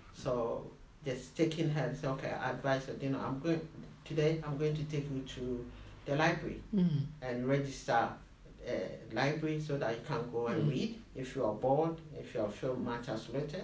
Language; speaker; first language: English; non-native, local second language; Akan